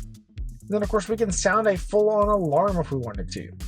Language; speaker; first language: English; native; English